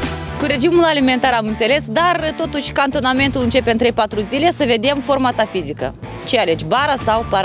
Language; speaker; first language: Romanian; native; Romanian